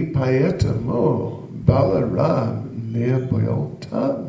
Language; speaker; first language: Russian; non-native, learner; English